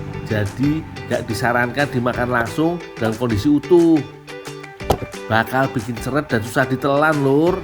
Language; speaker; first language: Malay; non-native, local second language; Javanese